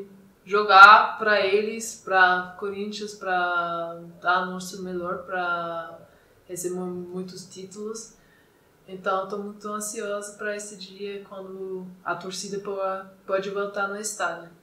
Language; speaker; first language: Portuguese; non-native, fluent; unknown